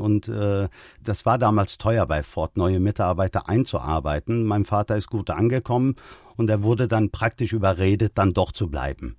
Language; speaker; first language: German; early bilingual, other home language; Turkish